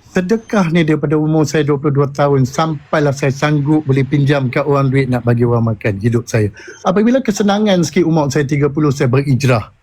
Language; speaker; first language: Malay; native; Malay